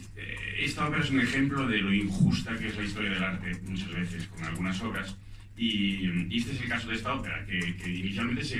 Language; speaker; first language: Spanish; native; Spanish